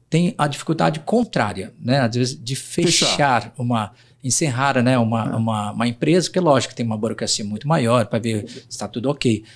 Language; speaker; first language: Portuguese; native; Portuguese